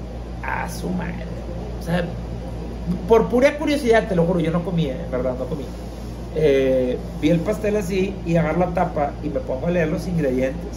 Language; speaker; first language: Spanish; native; Spanish